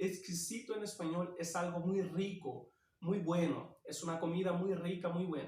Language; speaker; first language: Spanish; non-native, fluent; Portuguese